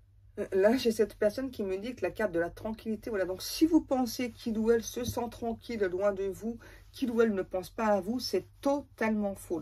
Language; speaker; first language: French; native; French